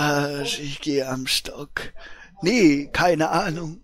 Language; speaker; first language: German; native; German